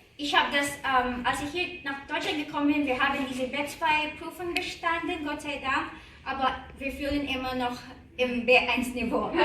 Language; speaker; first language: German; non-native, learner; Filipino